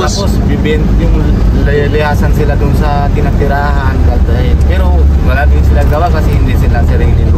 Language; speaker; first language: Filipino; non-native, learner; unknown